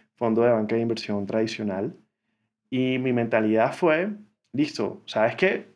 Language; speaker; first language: Spanish; native; Spanish